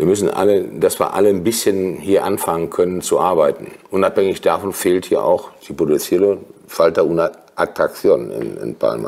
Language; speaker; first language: German; native; German